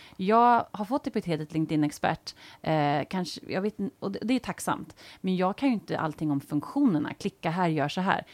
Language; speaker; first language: Swedish; native; Swedish